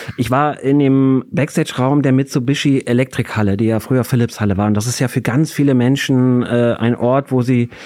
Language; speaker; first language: German; native; German